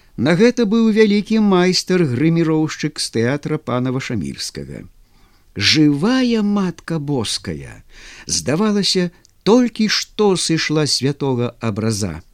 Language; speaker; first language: Belarusian; native; Belarusian